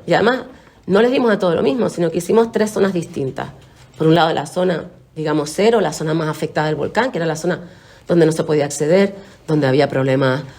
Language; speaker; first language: Spanish; native; Spanish